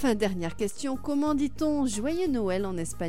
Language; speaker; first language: French; native; French